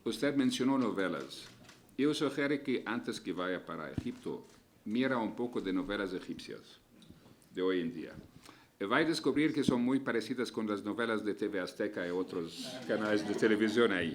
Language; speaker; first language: Spanish; non-native, fluent; Arabic